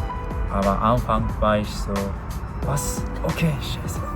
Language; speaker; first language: German; non-native, learner; Japanese